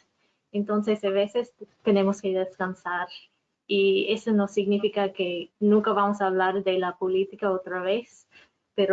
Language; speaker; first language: Spanish; non-native, fluent; English